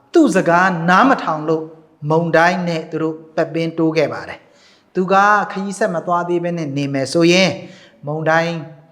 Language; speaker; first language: Burmese; non-native, local second language; Hakha Chin